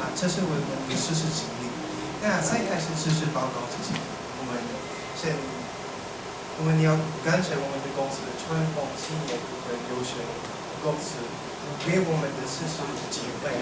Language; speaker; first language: Chinese; non-native, learner; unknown